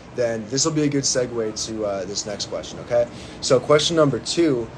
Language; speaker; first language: English; native; English